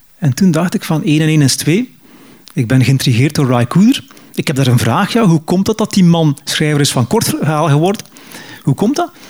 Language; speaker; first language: Dutch; native; Dutch